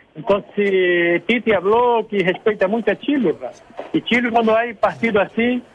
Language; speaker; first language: Spanish; non-native, learner; Portuguese